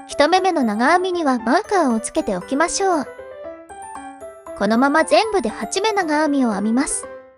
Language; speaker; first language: Japanese; native; Japanese